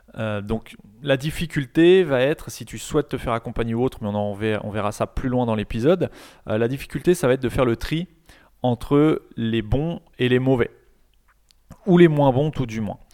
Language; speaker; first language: French; native; French